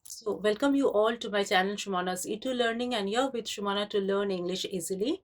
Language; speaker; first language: English; non-native, local second language; Bangla